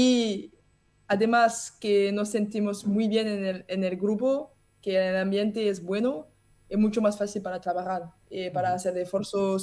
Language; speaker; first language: Spanish; non-native, learner; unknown